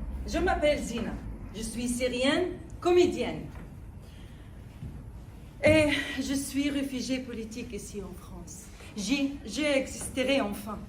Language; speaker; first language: French; non-native, fluent; Arabic